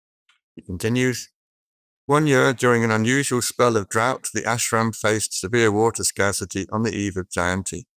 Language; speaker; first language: English; native; English